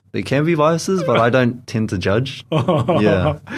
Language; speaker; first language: English; native; English